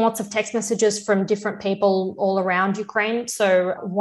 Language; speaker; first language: English; early bilingual, other home language; Russian